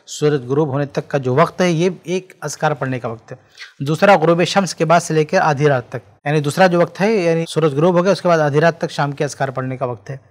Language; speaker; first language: Hindi; native; Hindi